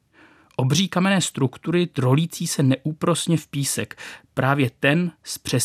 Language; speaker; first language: Czech; native; Czech